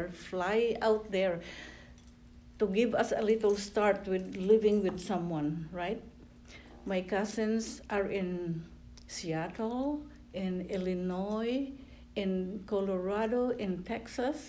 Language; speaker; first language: English; non-native, local second language; Filipino